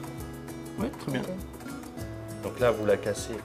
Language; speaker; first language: French; native; French